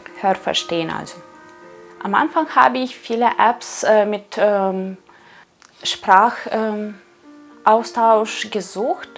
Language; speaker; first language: German; non-native, fluent; Ukrainian